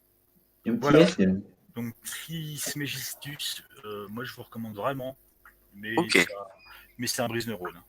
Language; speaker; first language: French; native; French